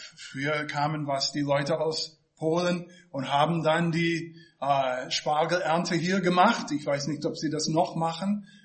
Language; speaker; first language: German; non-native, fluent; English